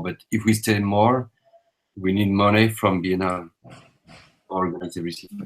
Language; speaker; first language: English; non-native, learner; French